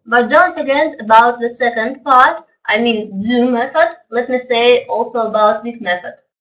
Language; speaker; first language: English; non-native, fluent; Russian